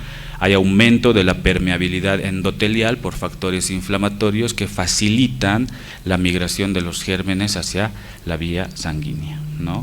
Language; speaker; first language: Spanish; native; Spanish